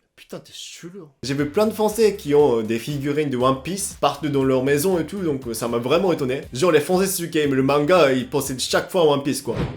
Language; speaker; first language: French; non-native, fluent; Japanese